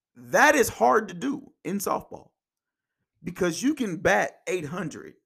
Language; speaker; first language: English; native; English